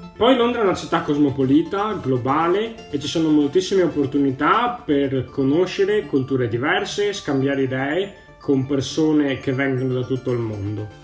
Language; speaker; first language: Italian; native; Italian